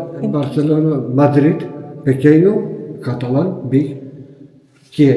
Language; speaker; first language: Spanish; non-native, learner; Turkish